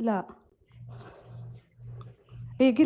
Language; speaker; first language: Arabic; native; Arabic